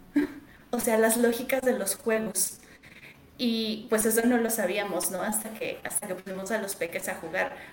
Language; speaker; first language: Spanish; native; Spanish